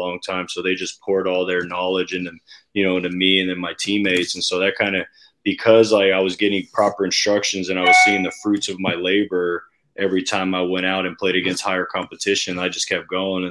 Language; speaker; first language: English; native; English